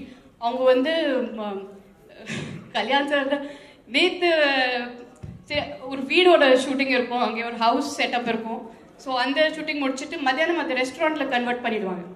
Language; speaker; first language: Tamil; non-native, fluent; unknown